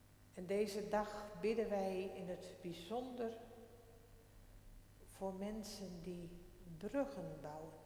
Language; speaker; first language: Dutch; non-native, local second language; Western Frisian